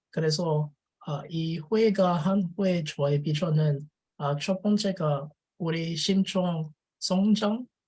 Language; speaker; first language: Korean; non-native, learner; French